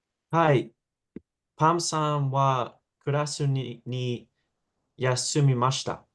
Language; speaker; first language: Japanese; non-native, learner; English